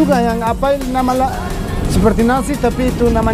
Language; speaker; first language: Indonesian; non-native, learner; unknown